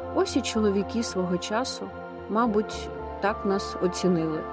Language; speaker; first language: Ukrainian; native; Ukrainian